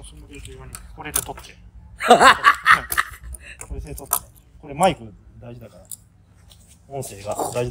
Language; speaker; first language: Japanese; non-native, fluent; Thai